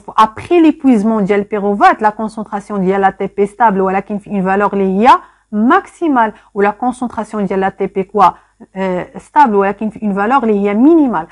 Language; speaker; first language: French; non-native, local second language; Arabic